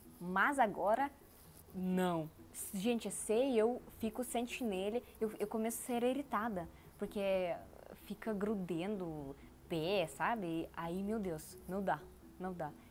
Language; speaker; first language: Portuguese; non-native, learner; Russian